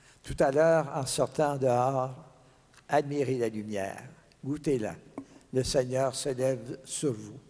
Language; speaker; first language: French; native; French